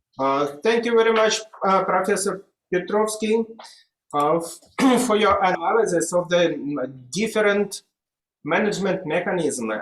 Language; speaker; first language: English; non-native, fluent; Russian